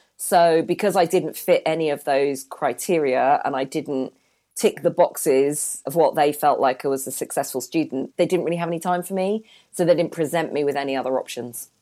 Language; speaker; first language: English; early bilingual, other home language; Hindi